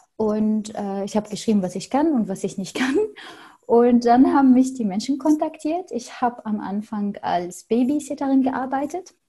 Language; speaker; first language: German; non-native, fluent; Arabic